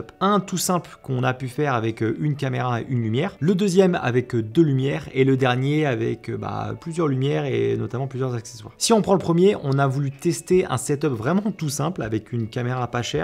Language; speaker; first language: French; native; French